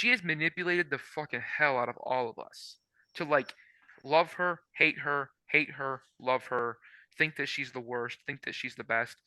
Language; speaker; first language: English; native; English